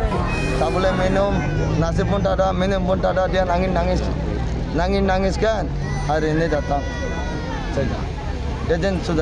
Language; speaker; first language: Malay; non-native, learner; Rohingya